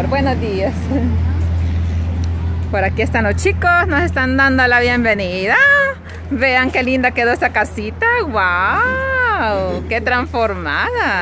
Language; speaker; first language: Spanish; native; Spanish